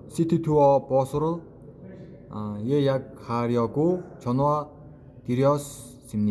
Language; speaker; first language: Korean; non-native, fluent; Mongolian